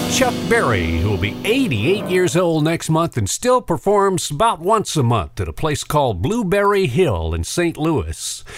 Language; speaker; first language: English; native; English